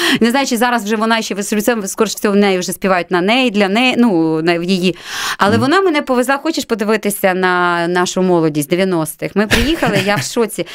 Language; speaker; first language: Ukrainian; non-native, local second language; Russian